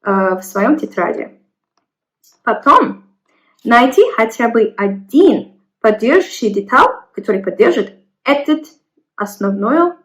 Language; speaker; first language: Russian; non-native, learner; English